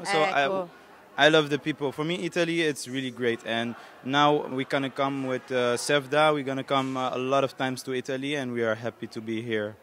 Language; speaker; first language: English; non-native, fluent; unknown